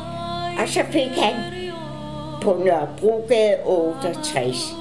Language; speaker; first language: Danish; early bilingual, other home language; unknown